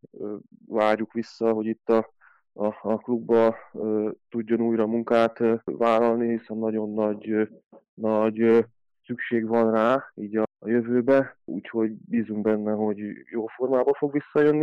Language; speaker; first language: Hungarian; native; Hungarian